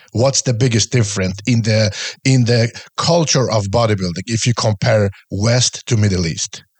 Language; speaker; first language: English; non-native, fluent; Swedish